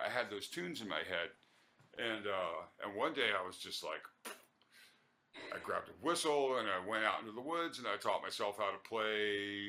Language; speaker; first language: English; native; English